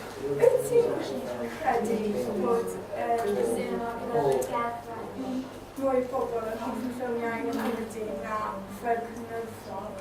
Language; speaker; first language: Welsh; non-native, local second language; English